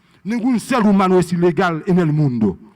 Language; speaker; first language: Spanish; non-native, fluent; Haitian Creole